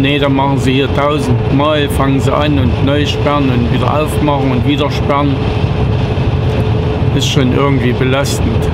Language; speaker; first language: German; native; German